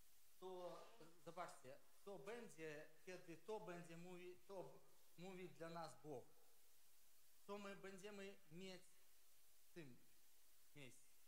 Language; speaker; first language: Polish; non-native, learner; Ukrainian